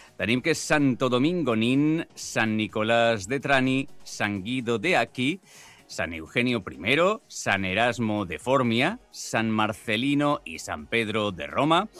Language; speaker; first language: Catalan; native; Catalan